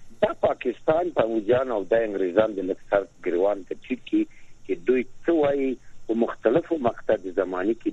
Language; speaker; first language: Pashto; native; Pashto